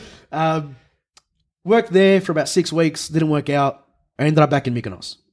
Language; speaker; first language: English; native; English